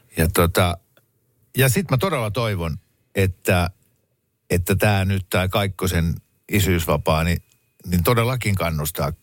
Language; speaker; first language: Finnish; native; Finnish